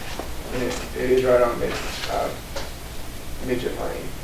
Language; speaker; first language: English; native; English